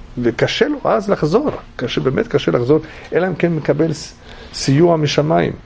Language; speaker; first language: Hebrew; non-native, fluent; English